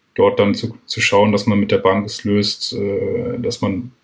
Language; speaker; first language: German; native; German